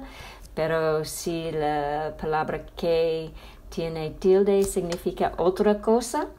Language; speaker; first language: Spanish; non-native, fluent; English